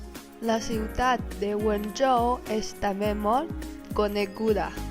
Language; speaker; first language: Catalan; non-native, learner; Chinese